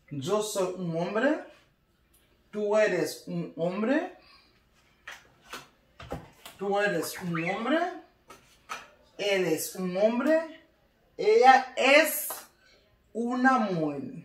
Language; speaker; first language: Spanish; non-native, learner; Haitian Creole